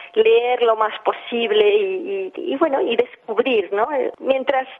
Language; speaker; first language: Spanish; early bilingual, heritage; English